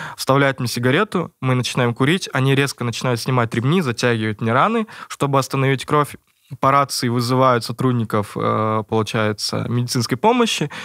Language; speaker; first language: Russian; native; Russian